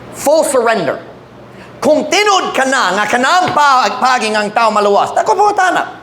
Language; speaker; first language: Cebuano; non-native, fluent; English